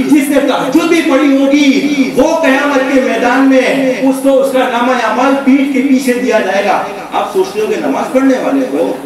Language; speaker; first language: Hindi; non-native, local second language; Gujarati